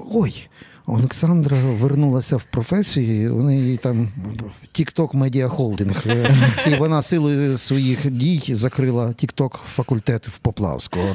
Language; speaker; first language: Ukrainian; native; Ukrainian